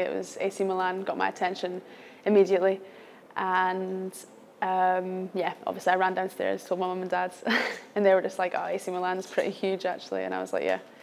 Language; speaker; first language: English; native; English